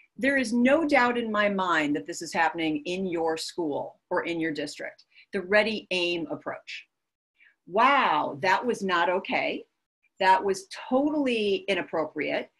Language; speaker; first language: English; native; English